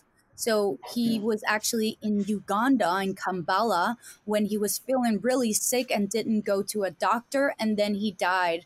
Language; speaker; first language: English; non-native, fluent; Danish